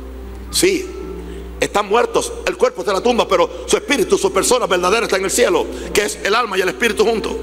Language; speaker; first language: Spanish; native; Spanish